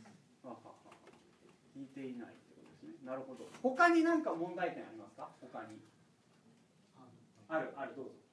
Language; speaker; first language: Japanese; native; Japanese